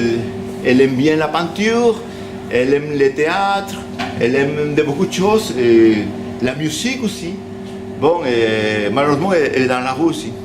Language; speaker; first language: French; non-native, learner; Spanish